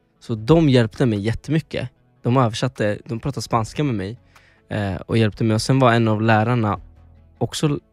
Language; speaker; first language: Swedish; early bilingual, other home language; Spanish